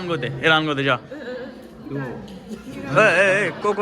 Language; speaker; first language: Japanese; non-native, learner; Hindi